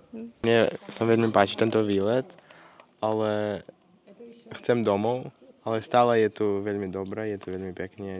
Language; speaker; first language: Slovak; non-native, learner; Ukrainian